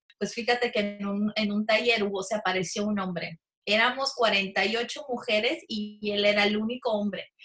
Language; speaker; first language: Spanish; early bilingual, heritage; Spanish